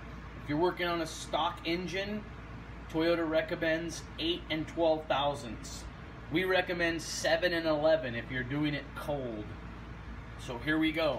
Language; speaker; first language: English; native; English